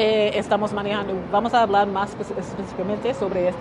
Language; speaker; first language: Spanish; non-native, learner; English